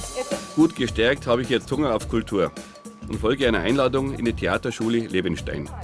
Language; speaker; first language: German; native; German